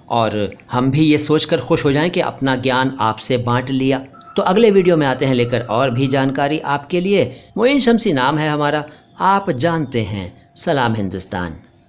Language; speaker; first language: Hindi; native; Hindi